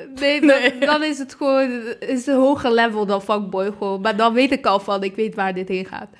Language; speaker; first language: Dutch; early bilingual, other home language; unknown